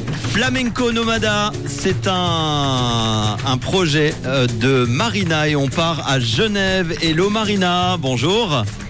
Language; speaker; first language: French; native; French